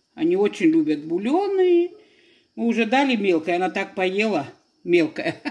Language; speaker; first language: Russian; non-native, local second language; Georgian